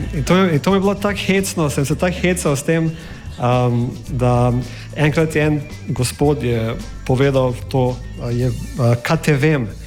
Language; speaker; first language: Slovenian; non-native, fluent; English